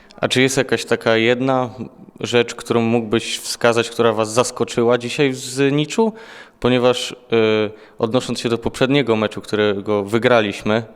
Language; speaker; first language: Polish; native; Polish